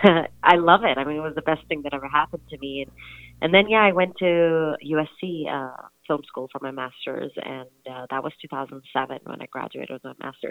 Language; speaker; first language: English; non-native, local second language; Urdu